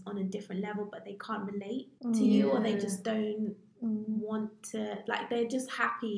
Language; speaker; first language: English; native; English